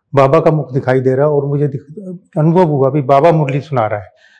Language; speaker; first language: Hindi; native; Hindi